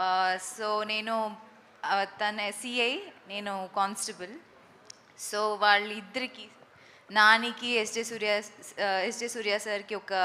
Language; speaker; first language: Telugu; non-native, fluent; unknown